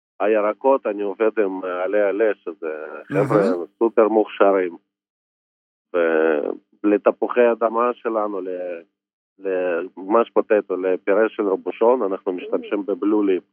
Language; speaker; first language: Hebrew; non-native, fluent; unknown